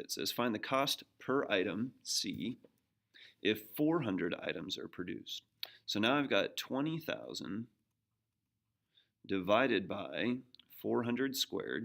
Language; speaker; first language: English; native; English